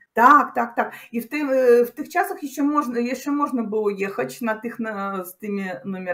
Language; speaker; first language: Polish; non-native, learner; Russian